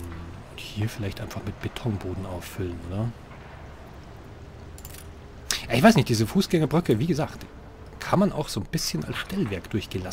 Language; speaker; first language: German; native; German